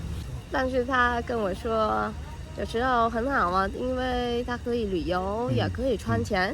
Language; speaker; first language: Chinese; non-native, learner; Vietnamese